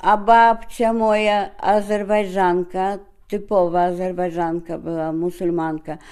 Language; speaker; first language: Polish; early bilingual, heritage; Polish